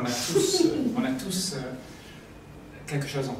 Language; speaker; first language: French; native; French